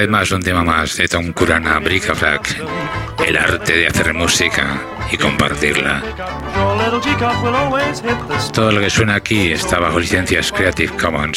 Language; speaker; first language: Spanish; native; Spanish